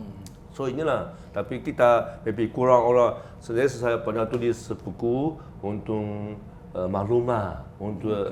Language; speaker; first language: Indonesian; non-native, learner; Chinese